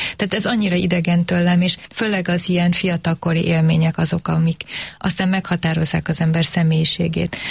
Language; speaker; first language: Hungarian; early bilingual, heritage; English